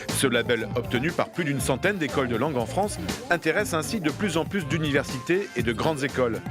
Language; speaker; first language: French; native; French